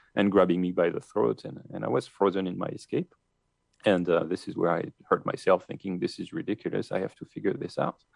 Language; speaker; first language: English; non-native, fluent; French